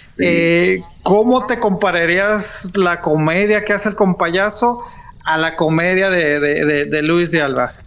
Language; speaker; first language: Spanish; native; Spanish